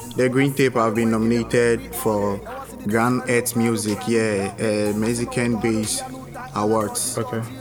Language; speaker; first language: English; non-native, local second language; Ewe